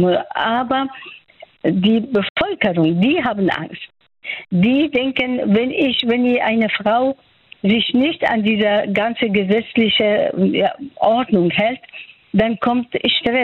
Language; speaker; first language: German; non-native, fluent; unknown